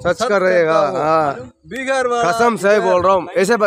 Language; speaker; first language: Hindi; non-native, learner; Tamil